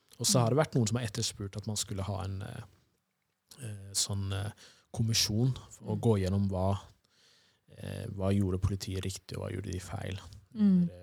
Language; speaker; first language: Norwegian; early bilingual, other home language; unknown